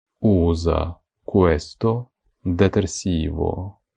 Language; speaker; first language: Italian; non-native, fluent; Ukrainian